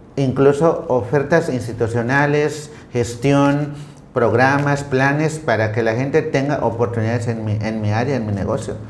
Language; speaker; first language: Spanish; non-native, local second language; Tzotzil